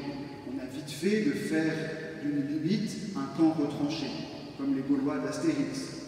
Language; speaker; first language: French; native; French